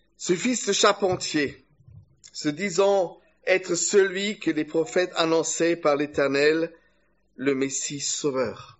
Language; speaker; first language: French; non-native, fluent; German